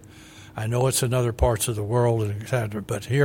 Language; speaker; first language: English; native; English